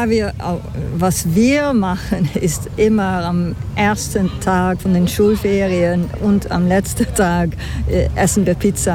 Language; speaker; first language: German; non-native, fluent; Dutch